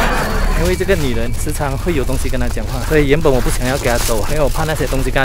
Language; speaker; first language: Chinese; native; Chinese